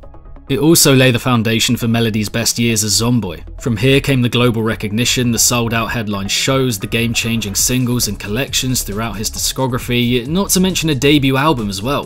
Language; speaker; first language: English; native; English